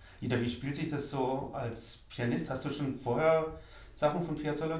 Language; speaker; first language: German; native; German